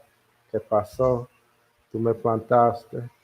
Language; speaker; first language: Spanish; non-native, learner; English